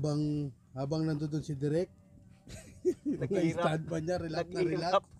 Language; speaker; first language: Filipino; native; Filipino